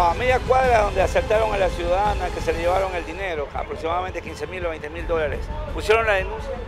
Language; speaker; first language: Spanish; native; Spanish